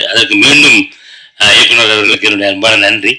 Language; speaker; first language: Tamil; native; Tamil